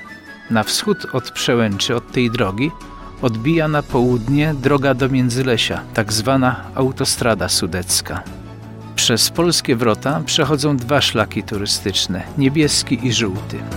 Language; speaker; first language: Polish; native; Polish